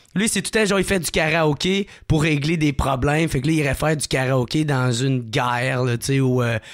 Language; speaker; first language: French; native; French